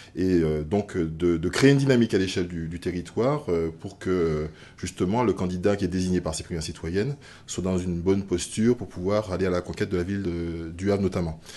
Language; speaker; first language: French; native; French